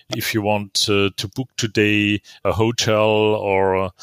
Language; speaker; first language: English; non-native, fluent; German